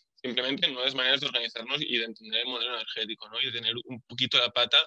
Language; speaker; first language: Spanish; native; Spanish